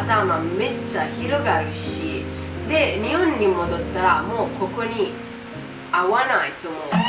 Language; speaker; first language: Japanese; non-native, learner; Italian